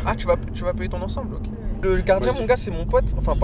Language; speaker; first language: French; native; French